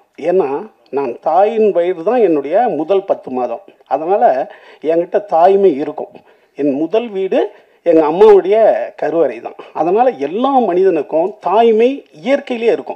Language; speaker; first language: Tamil; native; Tamil